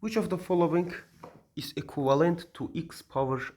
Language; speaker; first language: English; non-native, learner; Azerbaijani